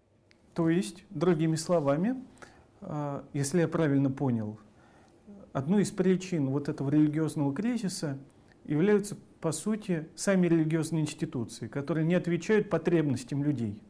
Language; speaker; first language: Russian; native; Russian